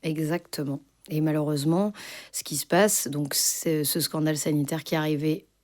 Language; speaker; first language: French; native; French